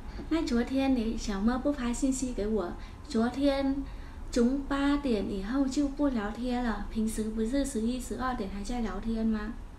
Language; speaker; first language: Chinese; non-native, fluent; Vietnamese